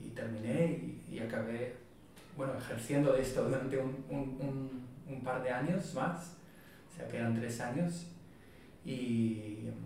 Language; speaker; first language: Spanish; non-native, fluent; Hebrew